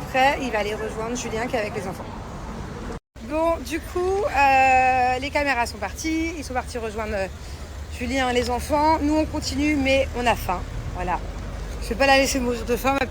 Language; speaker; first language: French; native; French